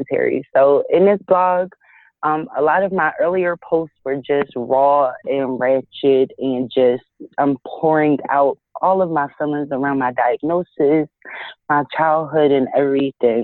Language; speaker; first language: English; native; English